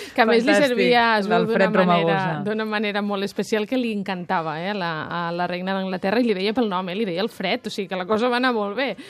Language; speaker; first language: Catalan; native; Catalan